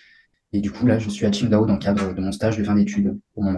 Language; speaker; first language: French; native; French